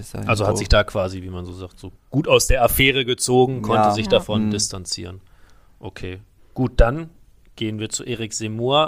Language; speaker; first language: German; native; German